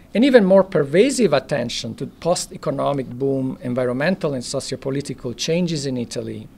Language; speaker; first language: English; non-native, fluent; Italian